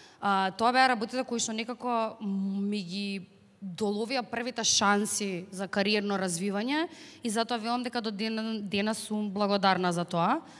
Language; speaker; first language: Macedonian; native; Macedonian